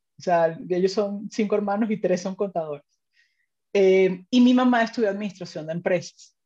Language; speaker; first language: Spanish; native; Spanish